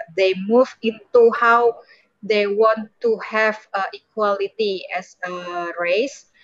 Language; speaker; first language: English; non-native, fluent; Indonesian